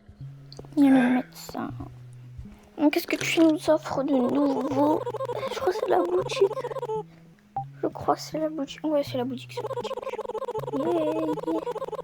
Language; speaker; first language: French; native; French